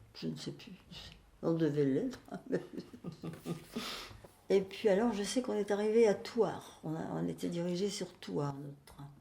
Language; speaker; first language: French; native; French